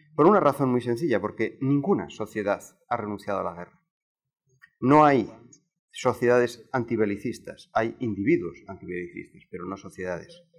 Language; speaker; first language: Spanish; native; Spanish